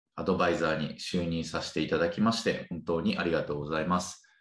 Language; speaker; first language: Japanese; native; Japanese